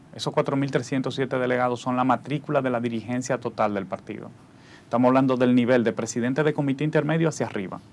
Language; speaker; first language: Spanish; native; Spanish